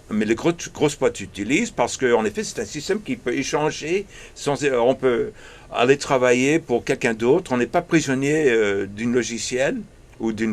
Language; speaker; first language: French; early bilingual, heritage; English